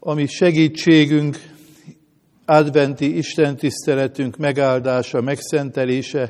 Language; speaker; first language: Hungarian; native; Hungarian